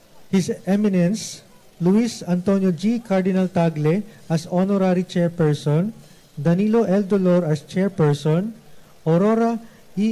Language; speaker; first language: English; non-native, local second language; Filipino